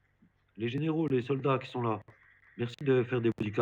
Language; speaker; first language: French; native; French